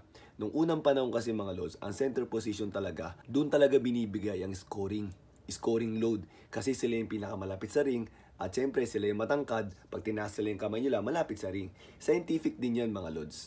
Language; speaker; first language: Filipino; native; Filipino